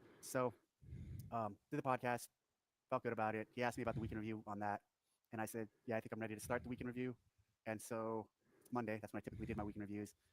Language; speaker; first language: English; native; English